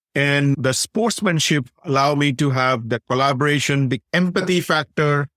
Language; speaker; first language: English; non-native, local second language; Hindi